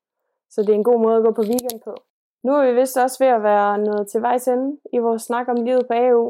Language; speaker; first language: Danish; native; Danish